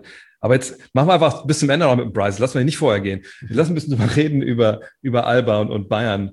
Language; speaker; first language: German; native; German